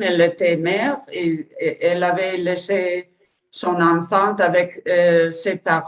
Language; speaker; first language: French; non-native, learner; Spanish